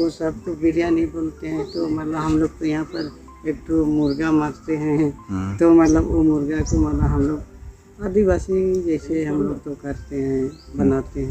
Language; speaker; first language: Hindi; non-native, local second language; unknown